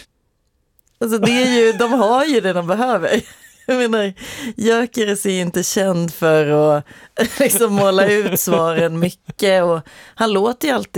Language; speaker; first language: Swedish; native; Swedish